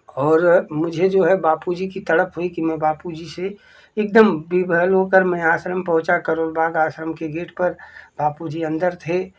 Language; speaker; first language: Hindi; native; Hindi